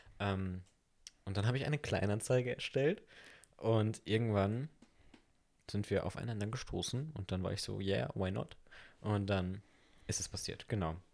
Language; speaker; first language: German; native; German